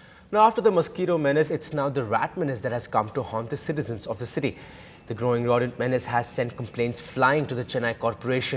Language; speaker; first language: English; non-native, local second language; Tamil